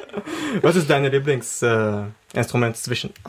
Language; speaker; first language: German; non-native, learner; Arabic